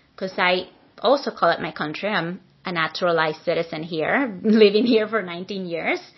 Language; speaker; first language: English; non-native, fluent; Spanish